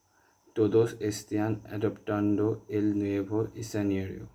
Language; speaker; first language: Spanish; non-native, learner; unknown